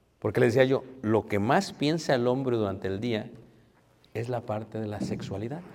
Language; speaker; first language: Spanish; early bilingual, heritage; Spanish